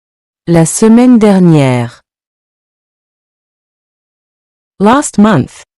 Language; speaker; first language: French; non-native, fluent; English